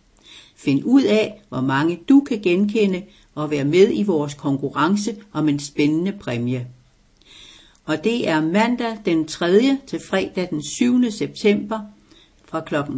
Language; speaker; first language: Danish; native; Danish